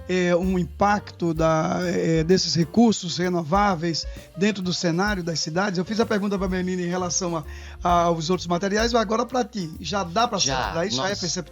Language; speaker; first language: Portuguese; native; Portuguese